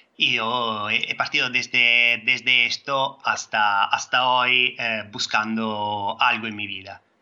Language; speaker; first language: Spanish; non-native, fluent; Italian